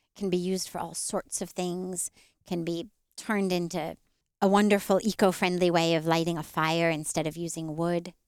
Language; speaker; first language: English; native; English